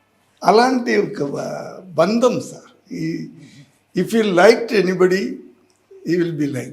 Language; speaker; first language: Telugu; non-native, learner; Tamil